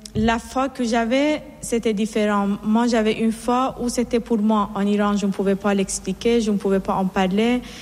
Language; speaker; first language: French; non-native, fluent; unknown